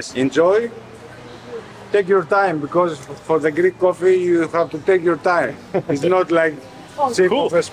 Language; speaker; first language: English; non-native, fluent; Greek